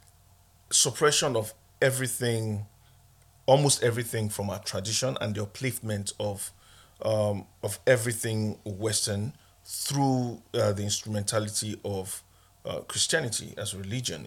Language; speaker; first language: English; non-native, local second language; Igbo